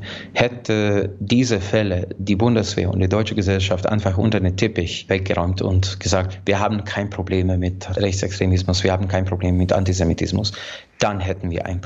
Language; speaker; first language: German; non-native, fluent; Hungarian